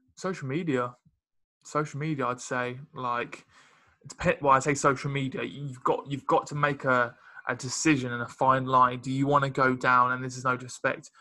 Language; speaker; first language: English; native; English